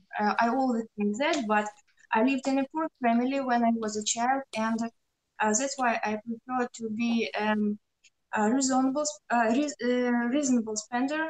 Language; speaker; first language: English; non-native, learner; Russian